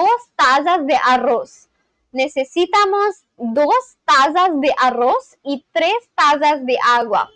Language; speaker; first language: Spanish; non-native, learner; English